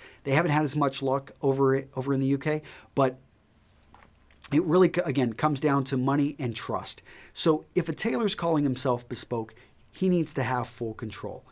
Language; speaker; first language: English; native; English